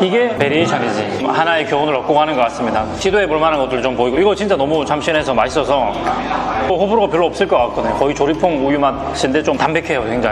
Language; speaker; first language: Korean; native; Korean